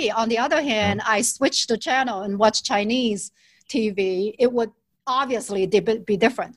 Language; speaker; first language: English; non-native, fluent; Chinese